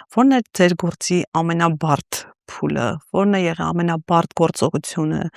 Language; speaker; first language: Armenian; native; Armenian